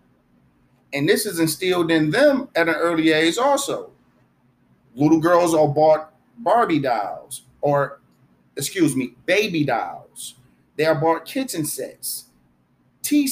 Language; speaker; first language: English; native; English